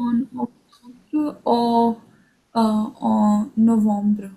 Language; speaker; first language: French; non-native, learner; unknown